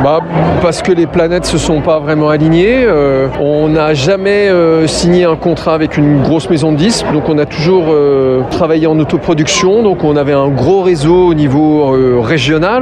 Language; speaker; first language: French; native; French